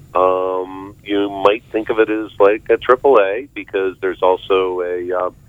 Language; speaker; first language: English; native; English